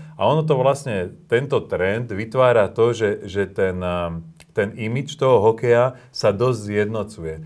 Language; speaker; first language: Slovak; native; Slovak